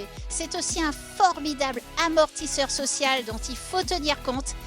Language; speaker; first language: French; native; French